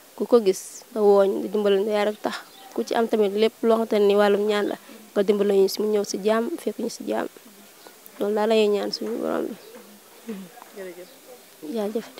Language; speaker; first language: Wolof; native; Wolof